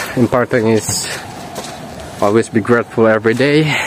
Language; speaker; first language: English; non-native, learner; Indonesian